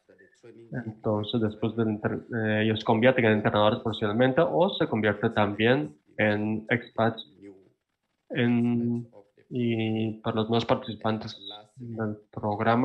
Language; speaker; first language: Spanish; non-native, fluent; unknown